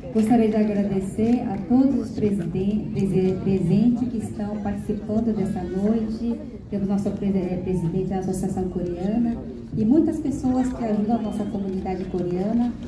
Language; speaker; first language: Portuguese; early bilingual, heritage; Korean